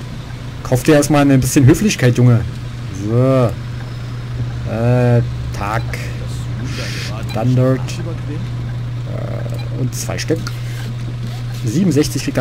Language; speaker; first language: German; native; German